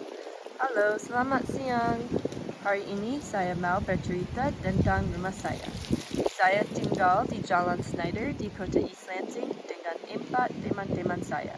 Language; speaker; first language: Indonesian; non-native, learner; English